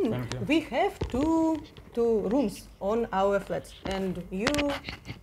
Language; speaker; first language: English; non-native, learner; Russian